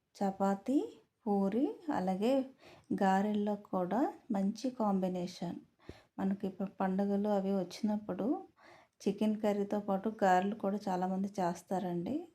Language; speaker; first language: Telugu; native; Telugu